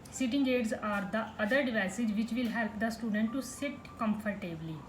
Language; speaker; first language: English; non-native, local second language; Punjabi